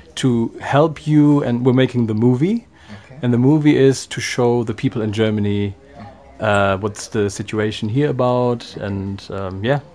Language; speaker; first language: English; non-native, fluent; German